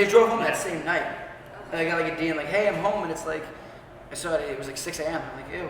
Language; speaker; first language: English; native; English